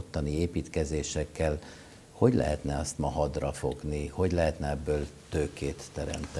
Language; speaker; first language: Hungarian; native; Hungarian